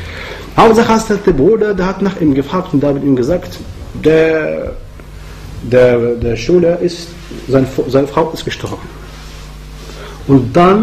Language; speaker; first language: German; non-native, fluent; Arabic